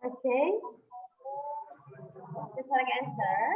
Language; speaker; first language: English; non-native, fluent; Indonesian